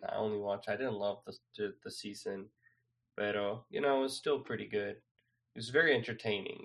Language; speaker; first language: English; non-native, fluent; Spanish